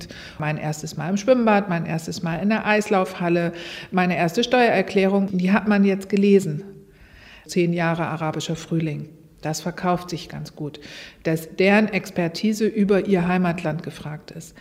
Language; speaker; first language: German; native; German